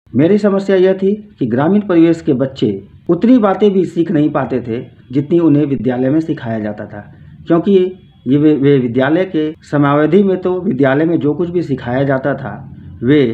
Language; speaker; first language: Hindi; native; Hindi